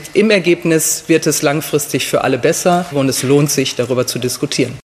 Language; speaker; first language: German; native; German